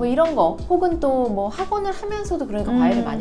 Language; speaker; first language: Korean; native; Korean